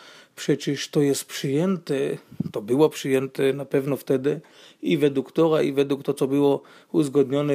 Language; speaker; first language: Polish; non-native, fluent; Hebrew